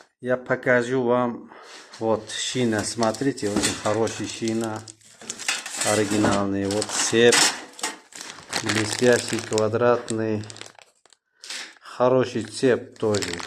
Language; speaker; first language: Russian; non-native, local second language; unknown